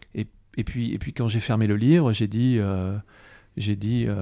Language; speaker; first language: French; native; French